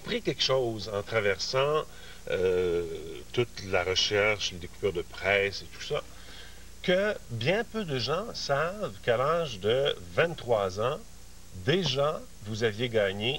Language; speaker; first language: French; native; French